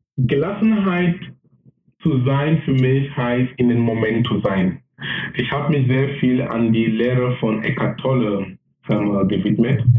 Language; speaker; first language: German; non-native, fluent; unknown